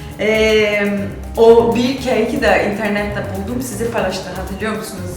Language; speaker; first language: Turkish; non-native, fluent; Portuguese